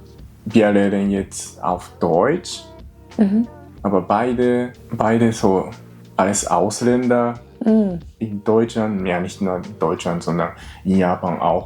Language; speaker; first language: German; non-native, learner; Japanese